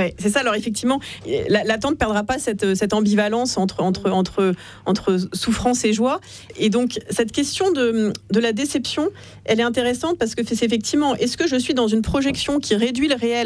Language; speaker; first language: French; native; French